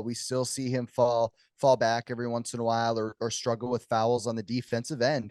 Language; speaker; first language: English; native; English